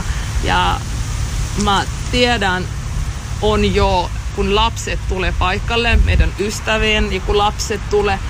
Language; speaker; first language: Finnish; non-native, learner; Russian